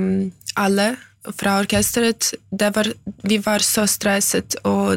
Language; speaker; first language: Norwegian; non-native, fluent; Ukrainian